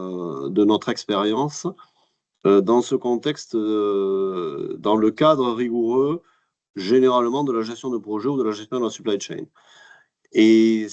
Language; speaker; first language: French; native; French